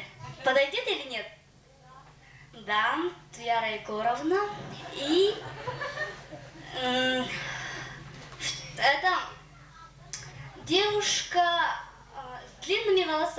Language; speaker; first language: Russian; non-native, local second language; Yakut